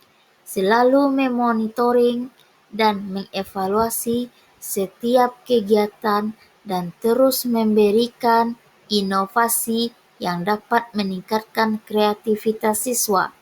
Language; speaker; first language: Indonesian; native; Indonesian